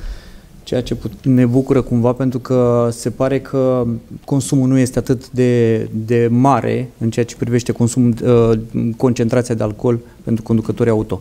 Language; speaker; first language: Romanian; native; Romanian